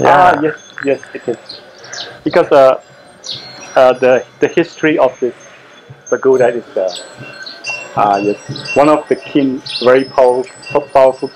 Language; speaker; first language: English; non-native, fluent; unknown